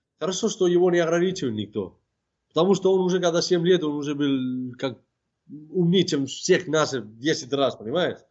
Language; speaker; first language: Russian; non-native, fluent; Spanish